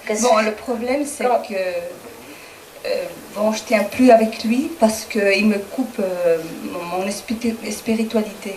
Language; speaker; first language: French; non-native, learner; Spanish